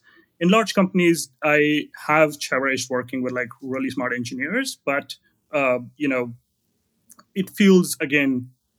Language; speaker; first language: English; non-native, local second language; Hindi